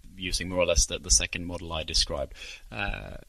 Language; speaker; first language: English; non-native, fluent; Norwegian